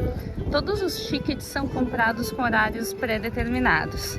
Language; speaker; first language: Portuguese; native; Portuguese